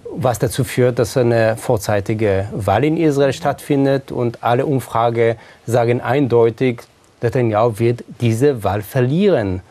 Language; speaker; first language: German; non-native, fluent; Hebrew